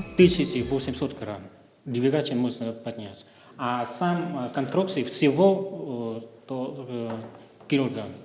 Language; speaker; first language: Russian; non-native, learner; Vietnamese